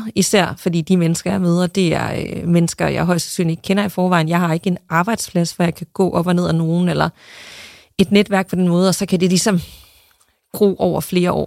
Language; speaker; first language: Danish; native; Danish